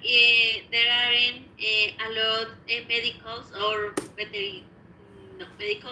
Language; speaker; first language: English; non-native, learner; Spanish